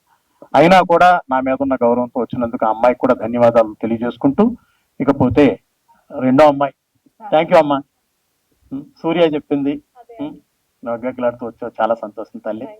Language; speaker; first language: Telugu; native; Telugu